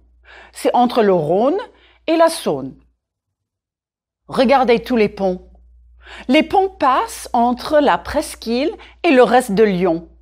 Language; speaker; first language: French; non-native, fluent; English